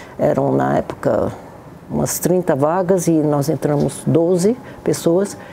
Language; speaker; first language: Portuguese; native; Portuguese